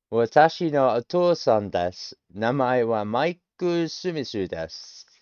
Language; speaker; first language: Japanese; non-native, learner; English